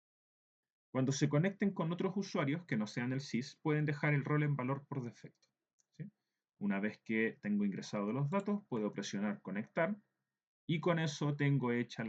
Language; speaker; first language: Spanish; native; Spanish